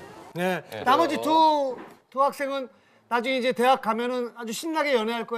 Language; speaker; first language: Korean; native; Korean